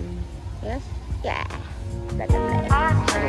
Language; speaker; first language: English; non-native, fluent; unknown